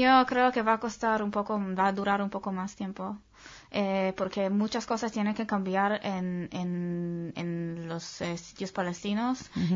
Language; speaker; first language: Spanish; non-native, fluent; Hebrew